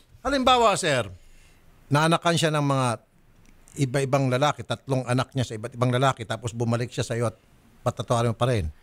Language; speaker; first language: Filipino; native; Filipino